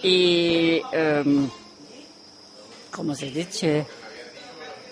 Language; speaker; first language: Spanish; non-native, learner; Romanian